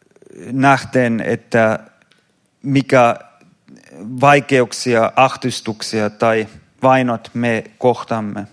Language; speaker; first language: Finnish; non-native, fluent; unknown